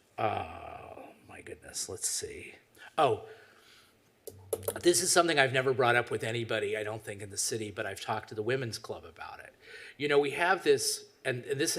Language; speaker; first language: English; native; English